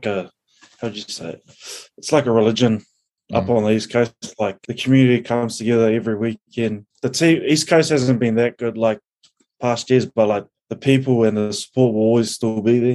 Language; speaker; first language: English; native; English